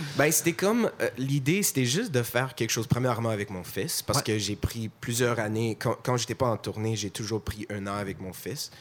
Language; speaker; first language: French; non-native, fluent; English